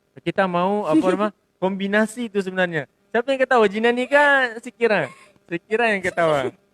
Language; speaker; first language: Malay; native; Malay